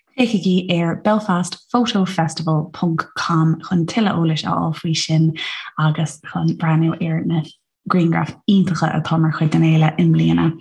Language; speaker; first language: Irish; non-native, local second language; English